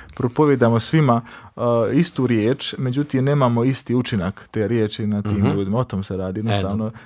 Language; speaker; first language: Croatian; native; Croatian